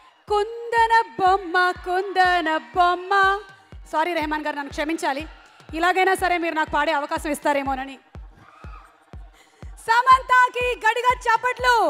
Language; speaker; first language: Telugu; native; Telugu